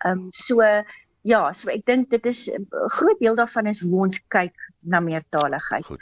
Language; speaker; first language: Afrikaans; native; Afrikaans